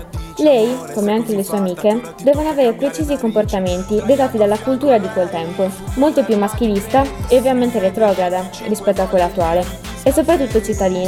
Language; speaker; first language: Italian; native; Italian